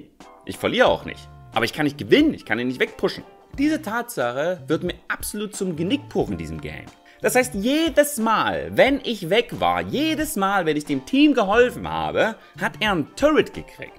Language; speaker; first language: German; native; German